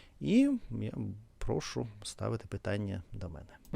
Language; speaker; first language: Ukrainian; non-native, learner; Russian